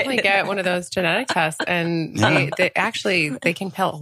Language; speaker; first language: English; early bilingual, other home language; French